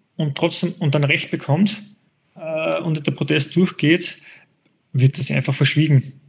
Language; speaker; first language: German; native; German